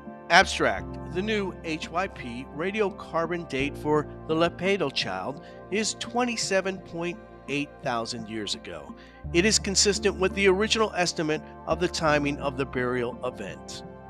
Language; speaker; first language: English; native; English